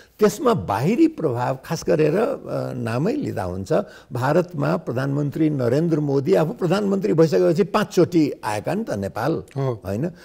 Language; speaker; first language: Nepali; non-native, local second language; Maithili